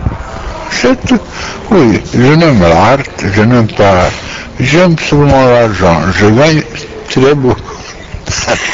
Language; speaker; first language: French; non-native, learner; Romanian